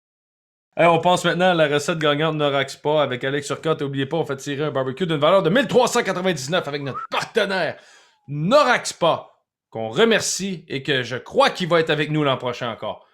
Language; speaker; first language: French; native; French